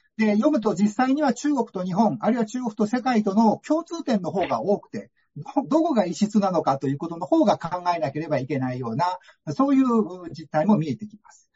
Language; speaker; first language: Japanese; non-native, fluent; Chinese